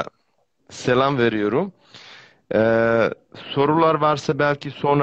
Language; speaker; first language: Turkish; non-native, fluent; Serbian